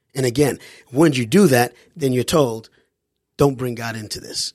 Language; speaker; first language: English; early bilingual, other home language; Haitian Creole